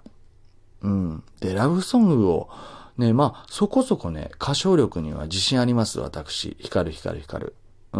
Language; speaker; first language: Japanese; native; Japanese